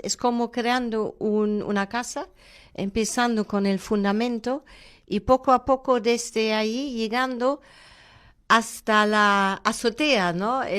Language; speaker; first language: Spanish; non-native, fluent; German